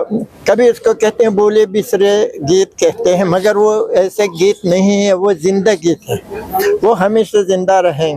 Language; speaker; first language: Hindi; non-native, fluent; Uzbek